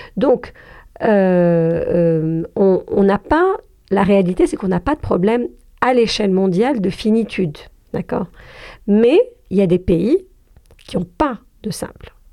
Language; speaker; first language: French; non-native, local second language; Arabic